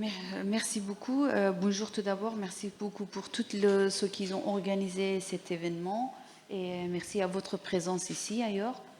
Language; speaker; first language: French; non-native, learner; Persian